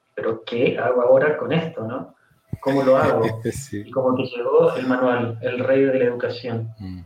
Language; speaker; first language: Spanish; native; Spanish